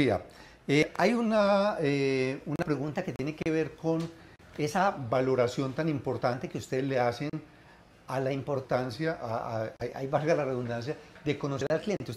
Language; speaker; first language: Spanish; native; Spanish